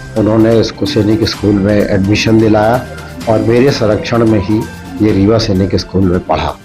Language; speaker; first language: Hindi; native; Hindi